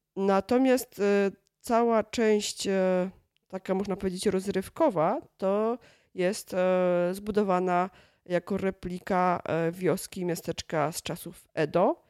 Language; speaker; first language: Polish; native; Polish